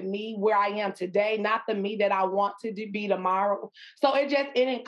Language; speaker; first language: English; native; English